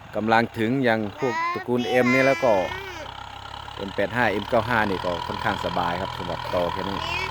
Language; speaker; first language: Thai; native; Thai